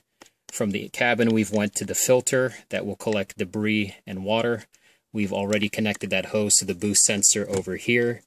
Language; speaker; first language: English; native; English